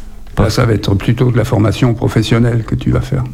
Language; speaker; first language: French; native; French